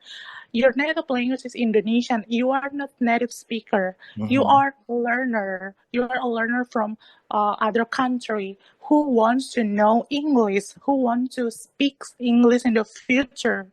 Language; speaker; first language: English; non-native, learner; Indonesian